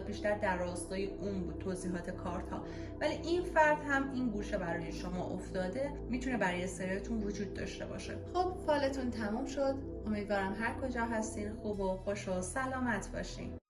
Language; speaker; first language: Persian; native; Persian